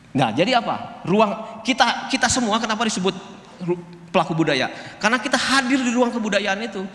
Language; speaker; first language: Indonesian; non-native, local second language; Sundanese